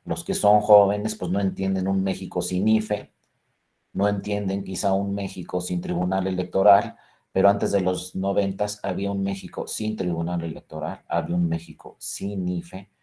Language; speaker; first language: Spanish; native; Spanish